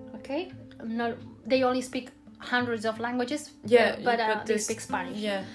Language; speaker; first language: English; non-native, fluent; Spanish